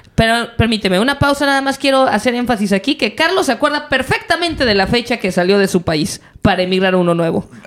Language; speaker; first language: Spanish; native; Spanish